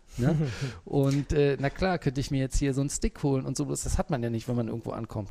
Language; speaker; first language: German; native; German